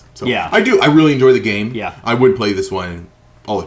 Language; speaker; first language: English; native; English